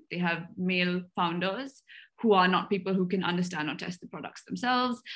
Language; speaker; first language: English; native; English